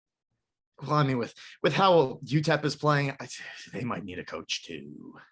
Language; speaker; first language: English; native; English